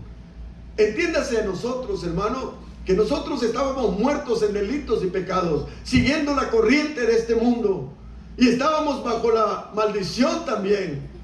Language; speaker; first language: Spanish; native; Spanish